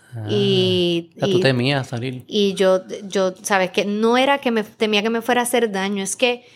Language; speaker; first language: Spanish; native; Spanish